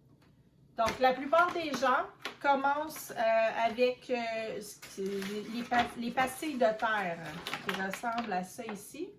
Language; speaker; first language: French; native; French